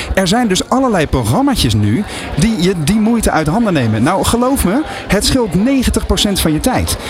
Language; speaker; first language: Dutch; native; Dutch